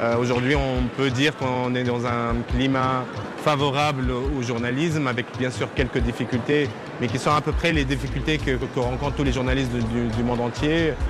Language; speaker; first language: French; non-native, local second language; Arabic